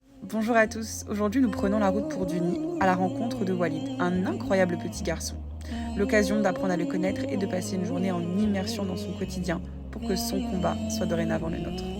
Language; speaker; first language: French; native; French